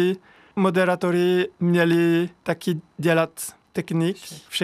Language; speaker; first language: Czech; non-native, fluent; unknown